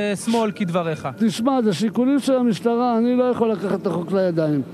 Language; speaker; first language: Hebrew; native; Hebrew